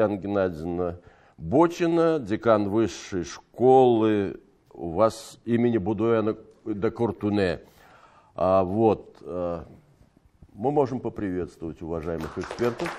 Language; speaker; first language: Russian; native; Russian